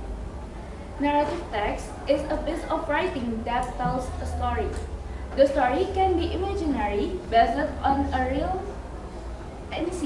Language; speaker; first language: English; non-native, learner; Indonesian